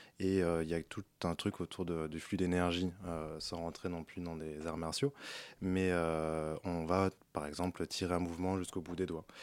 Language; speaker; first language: French; native; French